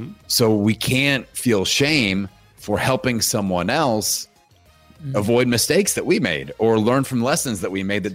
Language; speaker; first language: English; native; English